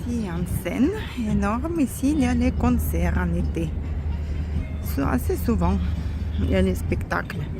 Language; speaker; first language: French; non-native, fluent; Russian